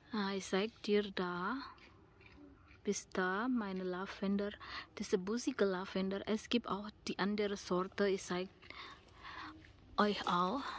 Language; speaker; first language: German; non-native, learner; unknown